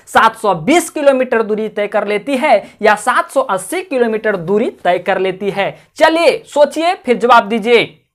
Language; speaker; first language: Hindi; native; Hindi